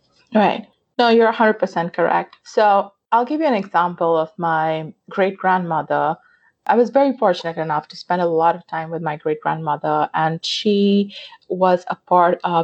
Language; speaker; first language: English; non-native, local second language; Urdu